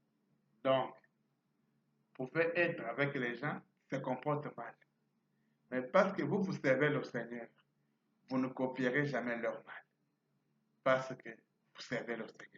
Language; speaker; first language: French; non-native, fluent; Portuguese